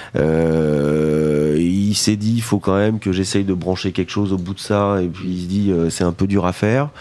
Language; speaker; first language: French; native; French